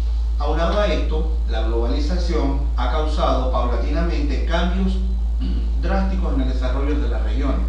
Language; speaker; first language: Spanish; native; Spanish